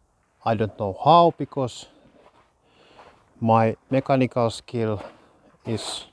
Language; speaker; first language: English; non-native, learner; Finnish